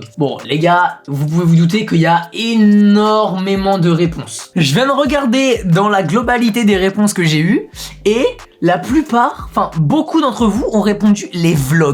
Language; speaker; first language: French; native; French